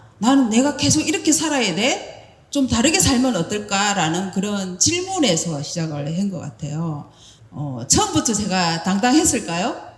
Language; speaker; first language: Korean; native; Korean